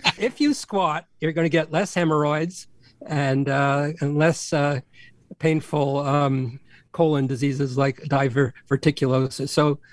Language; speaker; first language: English; native; English